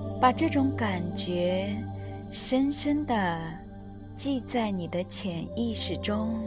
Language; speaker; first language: Chinese; native; Chinese